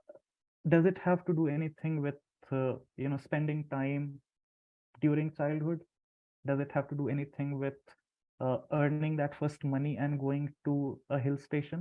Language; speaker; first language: English; non-native, local second language; Hindi